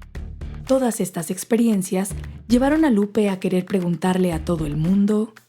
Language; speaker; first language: Spanish; native; Spanish